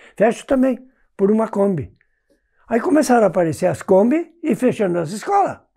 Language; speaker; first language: Portuguese; non-native, local second language; German